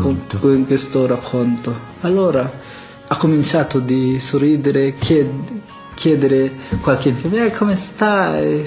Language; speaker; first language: Italian; non-native, learner; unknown